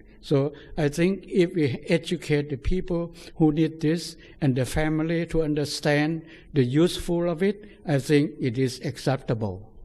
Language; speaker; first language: English; non-native, fluent; Thai